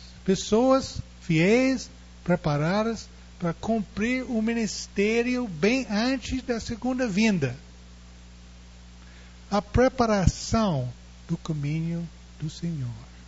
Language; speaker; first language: Portuguese; non-native, fluent; English